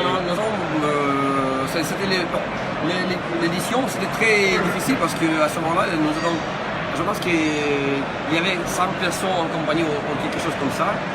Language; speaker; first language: French; non-native, learner; Russian